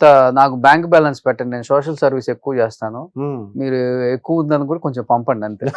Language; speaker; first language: Telugu; native; Telugu